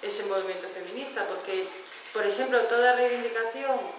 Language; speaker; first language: Spanish; non-native, local second language; Galician